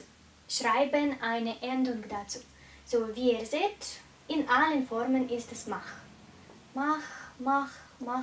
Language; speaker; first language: German; non-native, fluent; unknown